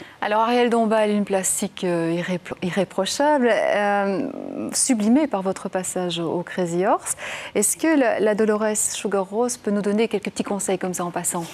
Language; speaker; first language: French; native; French